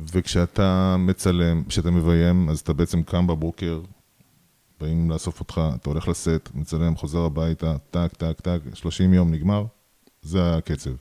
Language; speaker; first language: Hebrew; early bilingual, other home language; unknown